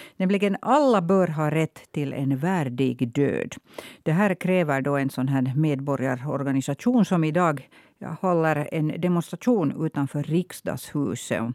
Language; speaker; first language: Swedish; native; Swedish